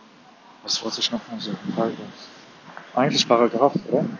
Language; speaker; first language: German; non-native, fluent; Arabic